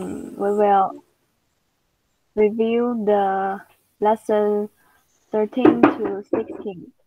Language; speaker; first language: English; non-native, fluent; Chinese